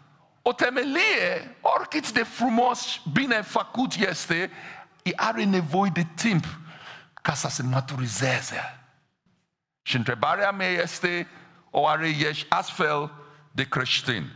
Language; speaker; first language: Romanian; non-native, fluent; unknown